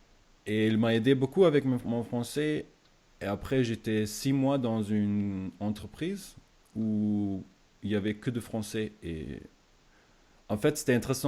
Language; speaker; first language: French; non-native, fluent; German